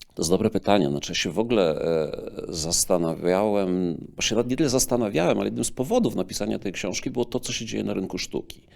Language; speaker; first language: Polish; native; Polish